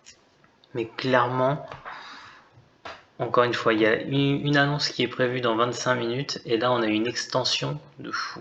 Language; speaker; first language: French; native; French